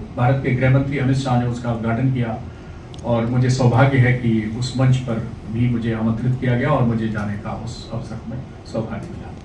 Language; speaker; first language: Hindi; native; Hindi